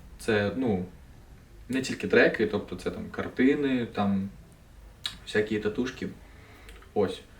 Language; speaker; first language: Ukrainian; non-native, local second language; Russian